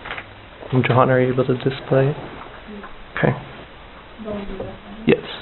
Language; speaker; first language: English; native; English